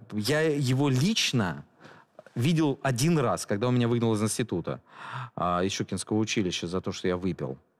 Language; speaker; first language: Russian; native; Russian